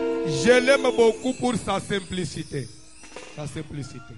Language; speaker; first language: French; non-native, local second language; Lingala